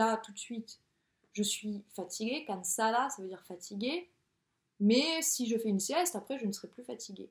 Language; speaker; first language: French; native; French